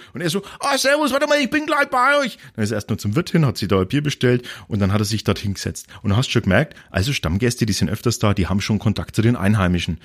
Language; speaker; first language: German; native; German